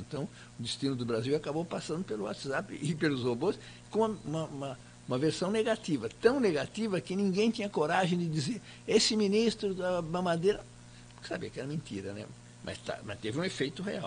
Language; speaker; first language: Portuguese; native; Portuguese